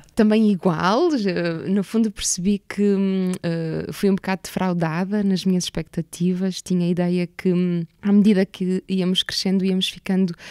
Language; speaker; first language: Portuguese; native; Portuguese